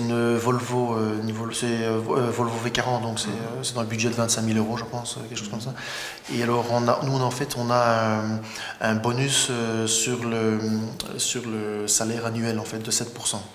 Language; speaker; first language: French; native; French